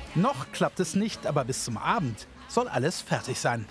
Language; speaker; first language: German; native; German